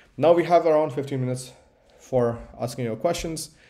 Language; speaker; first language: English; non-native, local second language; Hindi